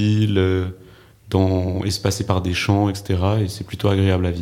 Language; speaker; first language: French; native; French